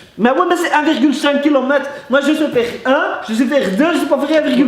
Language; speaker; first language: French; native; French